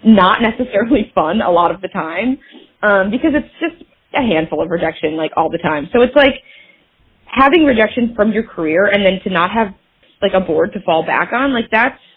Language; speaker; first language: English; native; English